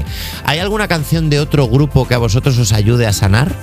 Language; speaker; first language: Spanish; native; Spanish